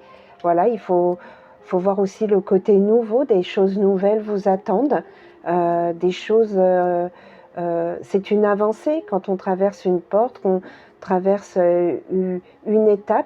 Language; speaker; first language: French; native; French